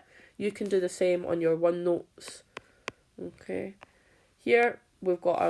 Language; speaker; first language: English; native; English